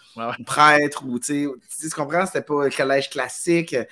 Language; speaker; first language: French; native; French